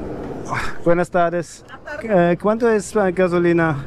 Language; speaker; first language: Spanish; non-native, learner; German